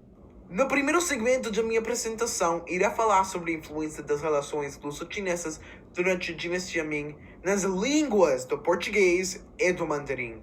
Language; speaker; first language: Portuguese; non-native, learner; English